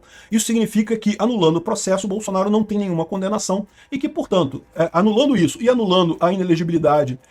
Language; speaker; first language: Portuguese; native; Portuguese